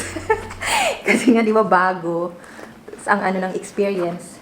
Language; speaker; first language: Filipino; non-native, local second language; Cebuano